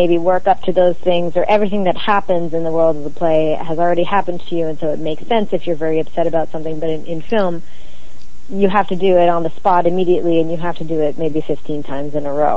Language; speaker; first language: English; native; English